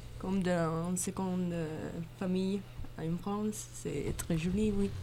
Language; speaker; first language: French; non-native, learner; Italian